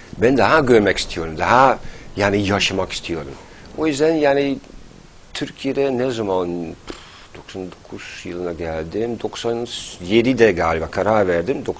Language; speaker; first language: Turkish; non-native, fluent; Dutch